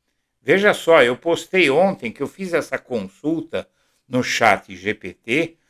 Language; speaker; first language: Portuguese; native; Portuguese